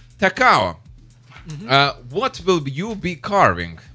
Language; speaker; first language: English; non-native, fluent; Lithuanian